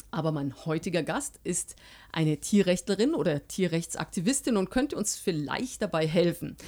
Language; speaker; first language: German; native; German